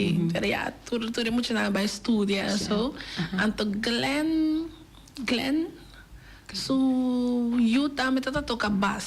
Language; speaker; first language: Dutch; non-native, local second language; Papiamento